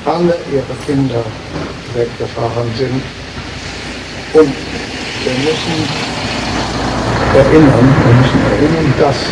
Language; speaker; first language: German; early bilingual, heritage; German